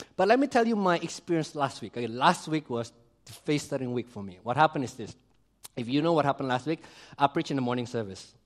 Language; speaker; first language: English; early bilingual, other home language; Indonesian